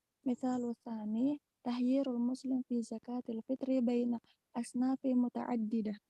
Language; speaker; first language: Arabic; non-native, learner; Indonesian